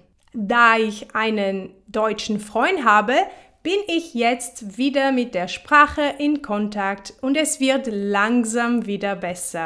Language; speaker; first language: German; non-native, fluent; Portuguese